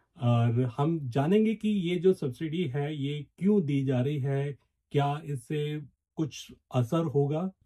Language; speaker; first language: Hindi; native; Hindi